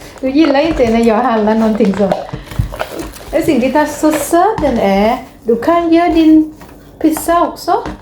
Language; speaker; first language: Swedish; non-native, learner; Thai